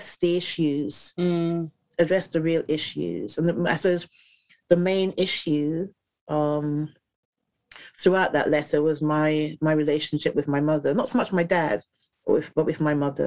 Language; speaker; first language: English; native; English